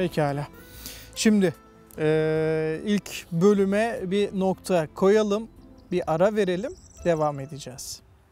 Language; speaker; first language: Turkish; native; Turkish